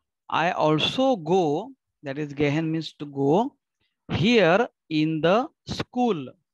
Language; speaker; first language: English; non-native, local second language; Marathi